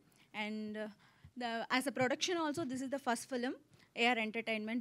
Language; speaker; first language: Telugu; non-native, learner; Tamil